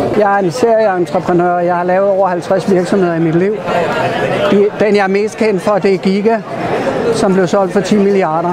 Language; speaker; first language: Danish; native; Danish